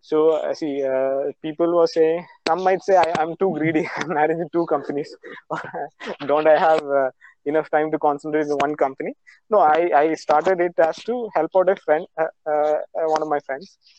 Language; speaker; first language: English; non-native, local second language; Malayalam